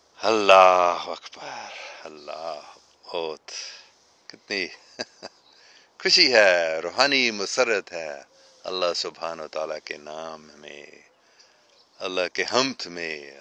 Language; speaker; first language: Urdu; non-native, fluent; English